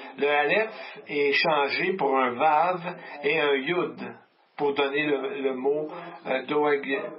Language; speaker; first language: French; native; French